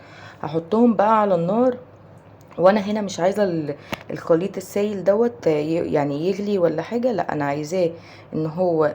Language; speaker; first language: Arabic; native; Arabic